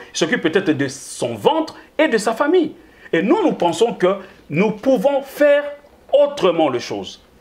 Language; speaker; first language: French; non-native, local second language; Lingala